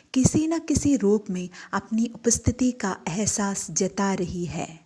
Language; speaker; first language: Hindi; non-native, local second language; Malayalam